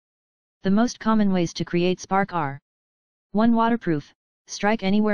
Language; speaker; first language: English; native; English